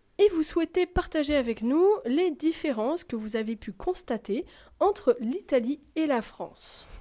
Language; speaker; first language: French; native; French